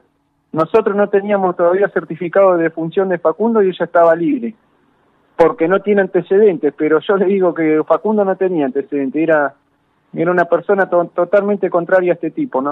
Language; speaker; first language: Spanish; native; Spanish